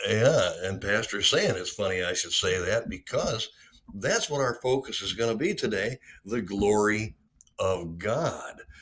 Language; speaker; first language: English; native; English